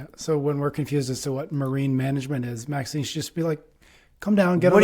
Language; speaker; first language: English; native; English